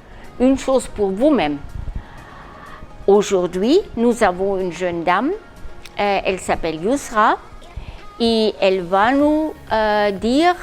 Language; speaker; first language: French; non-native, learner; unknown